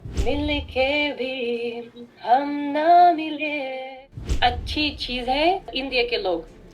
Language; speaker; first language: Hindi; non-native, fluent; Russian